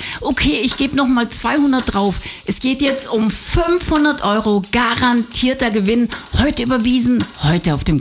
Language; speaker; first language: German; native; German